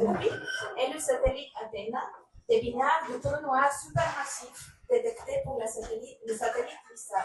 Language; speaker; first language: French; non-native, learner; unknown